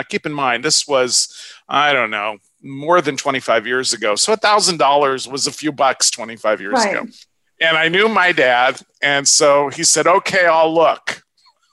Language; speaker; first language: English; native; English